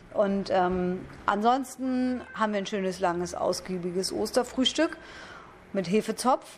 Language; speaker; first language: German; native; German